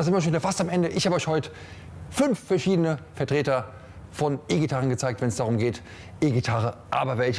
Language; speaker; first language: German; native; German